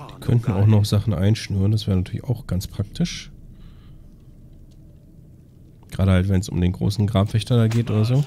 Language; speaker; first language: German; native; German